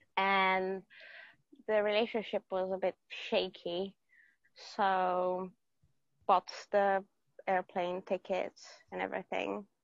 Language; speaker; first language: English; non-native, fluent; Romanian